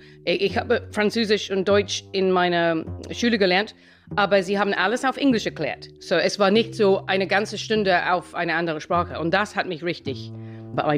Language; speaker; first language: German; non-native, fluent; English